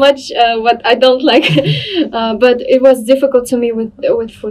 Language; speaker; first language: English; non-native, learner; Russian